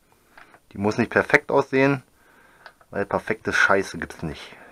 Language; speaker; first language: German; native; German